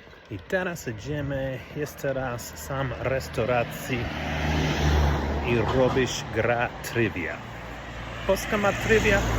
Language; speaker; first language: Polish; non-native, learner; English